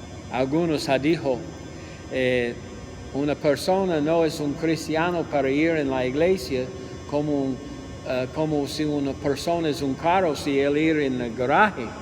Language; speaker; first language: Spanish; non-native, learner; English